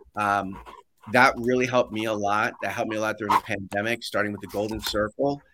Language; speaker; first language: English; native; English